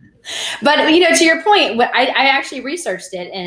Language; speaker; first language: English; native; English